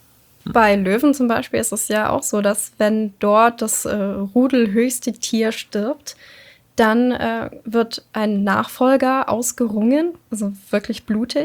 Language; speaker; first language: German; native; German